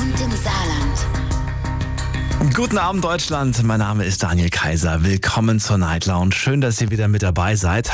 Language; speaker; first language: German; native; German